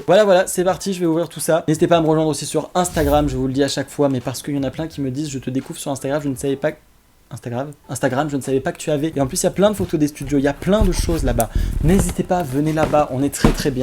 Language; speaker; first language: French; native; French